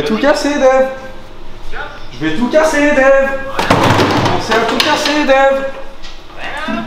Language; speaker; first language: French; native; French